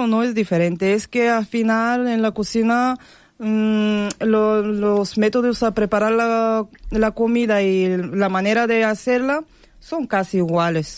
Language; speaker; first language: Spanish; non-native, fluent; Bulgarian